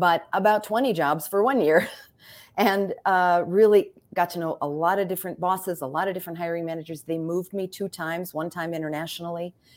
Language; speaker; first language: English; native; English